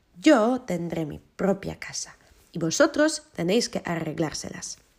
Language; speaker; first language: Spanish; non-native, fluent; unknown